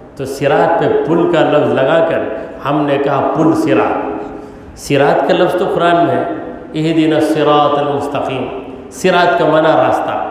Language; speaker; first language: Urdu; native; Urdu